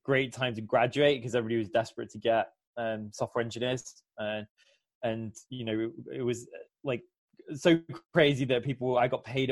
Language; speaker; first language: English; native; English